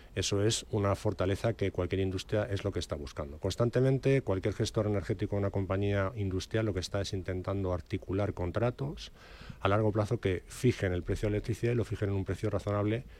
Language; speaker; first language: Spanish; native; Spanish